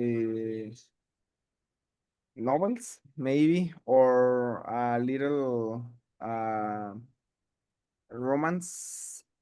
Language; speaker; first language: English; non-native, learner; Spanish